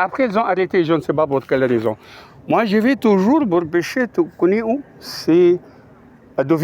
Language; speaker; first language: French; non-native, fluent; Arabic